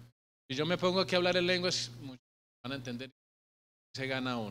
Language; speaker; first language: Spanish; native; Spanish